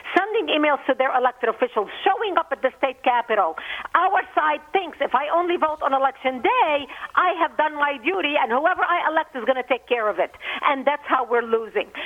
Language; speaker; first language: English; non-native, fluent; Arabic